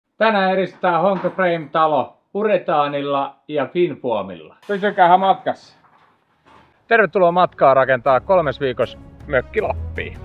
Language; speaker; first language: Finnish; native; Finnish